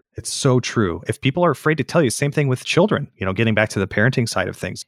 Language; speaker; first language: English; native; English